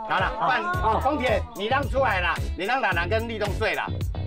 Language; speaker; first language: Chinese; native; Chinese